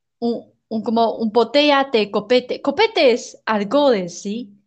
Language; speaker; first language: Spanish; non-native, learner; Chinese